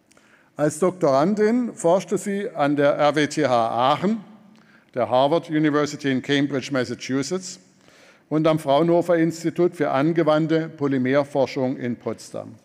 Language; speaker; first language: German; native; German